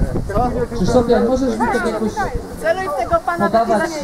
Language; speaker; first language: Polish; native; Polish